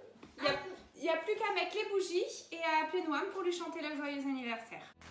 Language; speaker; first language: French; native; French